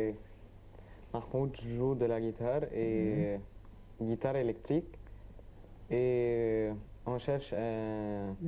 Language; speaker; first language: French; non-native, learner; Arabic